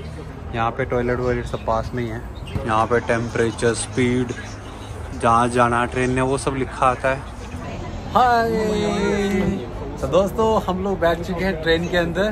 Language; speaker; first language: Hindi; native; Hindi